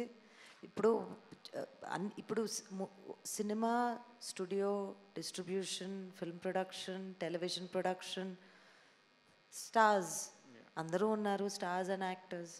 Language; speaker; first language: Telugu; native; Telugu